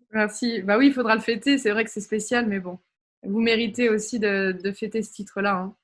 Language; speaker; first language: French; native; French